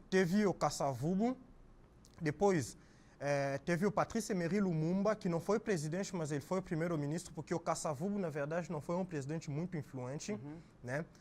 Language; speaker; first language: Portuguese; non-native, fluent; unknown